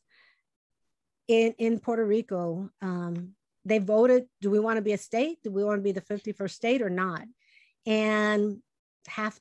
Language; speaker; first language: English; early bilingual, other home language; Spanish